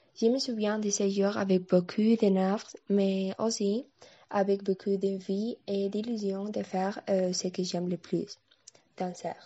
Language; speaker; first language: French; non-native, learner; Spanish